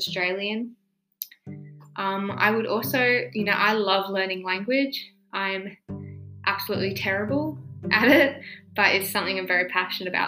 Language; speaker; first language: English; native; English